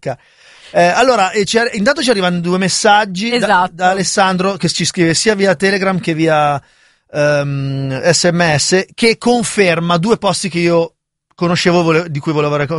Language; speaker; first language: Italian; native; Italian